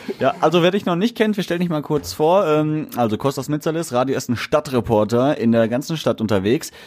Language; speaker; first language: German; native; German